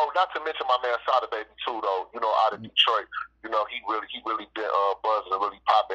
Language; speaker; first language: English; native; English